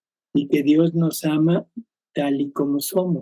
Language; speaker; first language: Spanish; native; Spanish